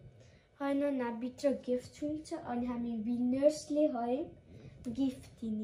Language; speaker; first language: Nepali; early bilingual, heritage; Nepali